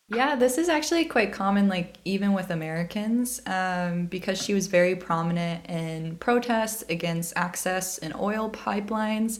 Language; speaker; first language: English; native; English